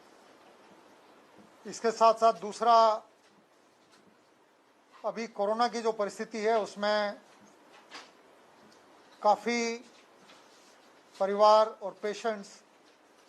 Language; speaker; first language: Hindi; non-native, local second language; Gujarati